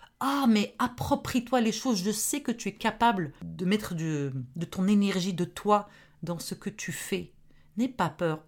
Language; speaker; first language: French; non-native, local second language; Arabic